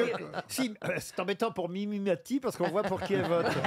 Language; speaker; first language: French; native; French